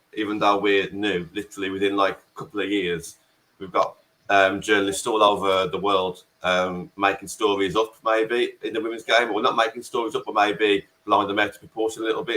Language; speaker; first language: English; native; English